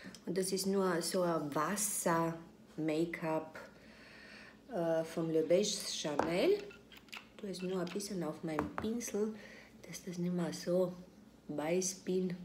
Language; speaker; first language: German; non-native, fluent; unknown